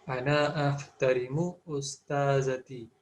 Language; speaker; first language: Arabic; non-native, fluent; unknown